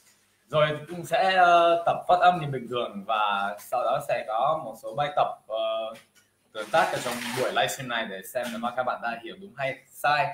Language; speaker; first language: Vietnamese; non-native, fluent; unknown